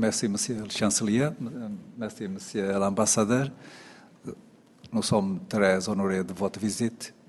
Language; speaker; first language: French; non-native, fluent; Portuguese